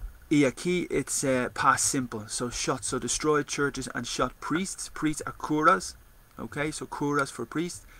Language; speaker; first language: English; native; English